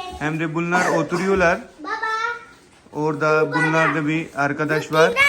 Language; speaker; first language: Turkish; non-native, learner; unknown